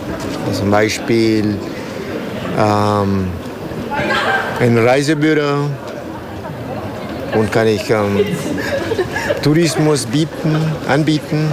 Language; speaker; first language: German; non-native, learner; Spanish